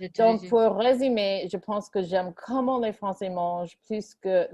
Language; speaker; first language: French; non-native, fluent; English